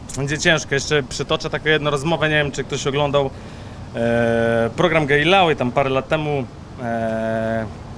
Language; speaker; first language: Polish; native; Polish